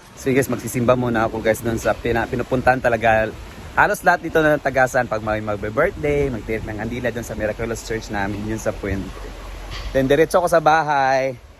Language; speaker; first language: Filipino; non-native, local second language; Cebuano